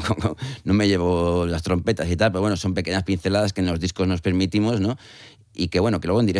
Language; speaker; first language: Spanish; native; Spanish